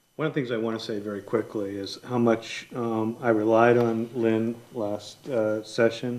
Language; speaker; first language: English; native; English